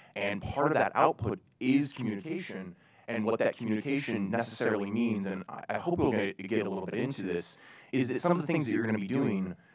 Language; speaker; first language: English; native; English